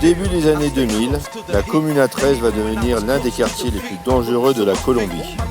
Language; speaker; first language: French; native; French